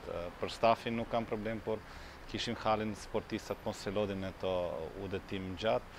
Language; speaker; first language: Albanian; non-native, fluent; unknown